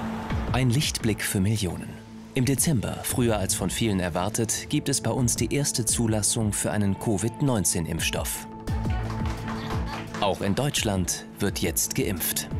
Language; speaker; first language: German; native; German